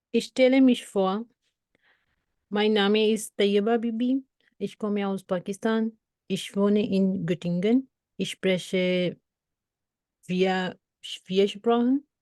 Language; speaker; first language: German; non-native, learner; Punjabi